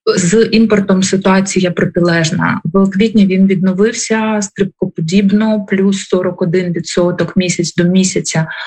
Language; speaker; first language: Ukrainian; native; Ukrainian